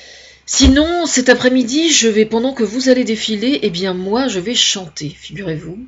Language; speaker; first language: French; native; French